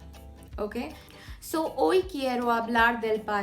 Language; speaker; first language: Spanish; non-native, fluent; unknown